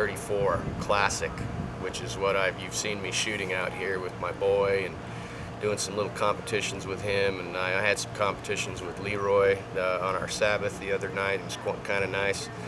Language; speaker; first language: English; native; English